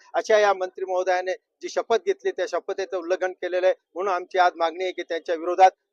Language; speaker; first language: Marathi; non-native, local second language; Urdu